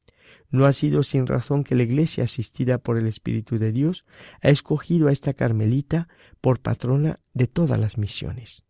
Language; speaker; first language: Spanish; native; Spanish